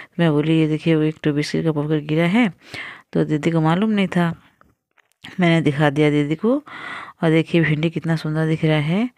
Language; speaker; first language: Hindi; native; Hindi